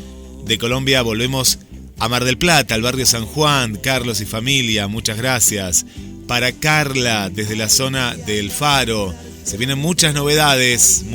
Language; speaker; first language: Spanish; native; Spanish